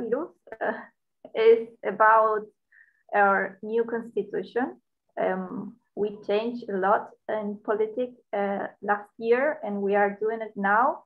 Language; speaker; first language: English; non-native, learner; Spanish